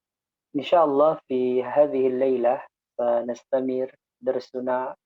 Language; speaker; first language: Arabic; non-native, fluent; Indonesian